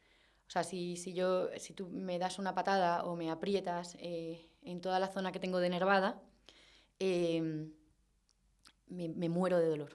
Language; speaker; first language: Spanish; native; Spanish